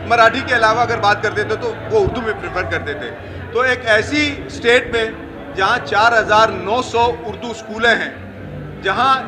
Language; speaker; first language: Hindi; native; Hindi